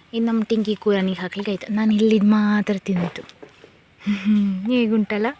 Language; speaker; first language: Kannada; native; Kannada